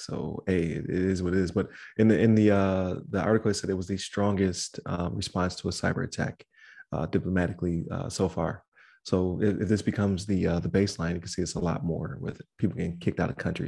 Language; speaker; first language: English; native; English